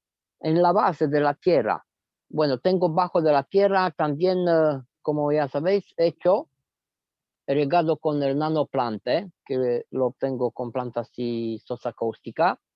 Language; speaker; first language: Spanish; non-native, fluent; Romanian